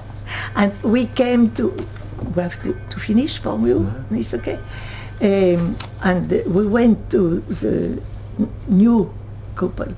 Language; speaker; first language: English; non-native, learner; French